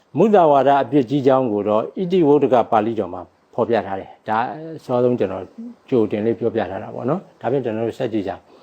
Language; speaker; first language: Burmese; native; Burmese